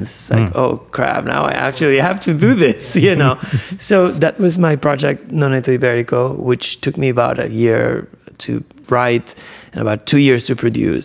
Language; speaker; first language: English; non-native, fluent; Spanish